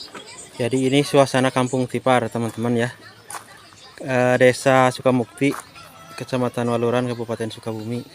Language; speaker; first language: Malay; non-native, local second language; Sundanese